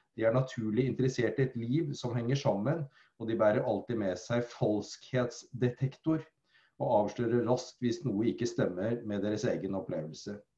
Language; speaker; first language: Norwegian; native; Norwegian